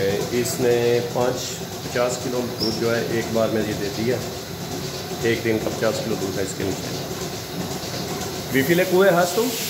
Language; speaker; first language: German; non-native, learner; Urdu